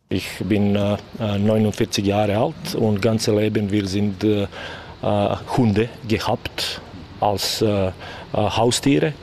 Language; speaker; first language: German; non-native, learner; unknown